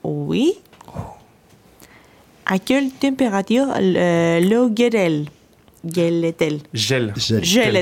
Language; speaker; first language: French; non-native, learner; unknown